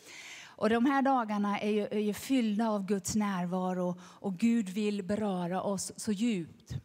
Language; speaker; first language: Swedish; native; Swedish